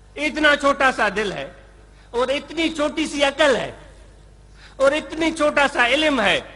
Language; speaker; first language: Urdu; non-native, local second language; Sindhi